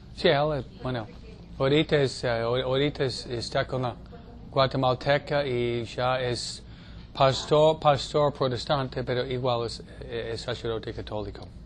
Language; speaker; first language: Spanish; non-native, fluent; English